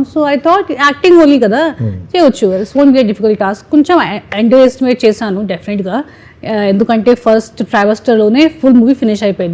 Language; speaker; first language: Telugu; non-native, fluent; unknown